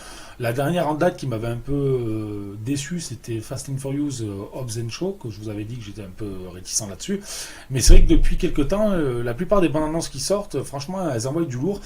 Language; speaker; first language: French; native; French